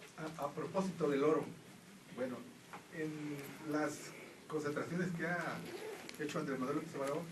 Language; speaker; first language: Spanish; native; Spanish